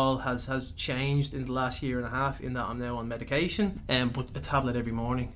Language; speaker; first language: English; native; English